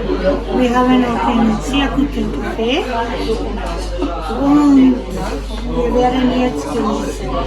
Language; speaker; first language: German; non-native, learner; Filipino